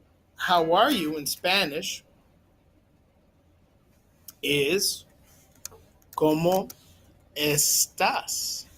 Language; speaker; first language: Spanish; non-native, fluent; English